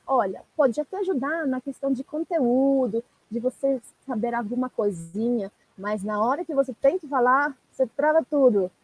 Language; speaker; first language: Portuguese; non-native, fluent; Italian